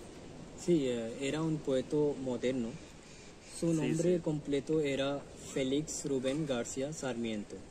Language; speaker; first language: Spanish; non-native, learner; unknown